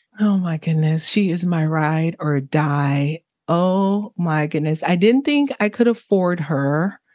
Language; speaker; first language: English; early bilingual, other home language; Haitian Creole